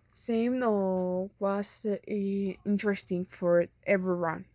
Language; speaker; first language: English; non-native, learner; Spanish